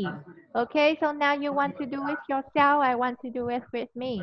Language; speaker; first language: English; non-native, fluent; Vietnamese